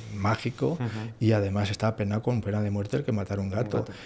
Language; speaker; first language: Spanish; native; Spanish